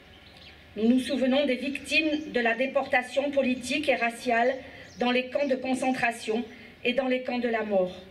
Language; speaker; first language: French; native; French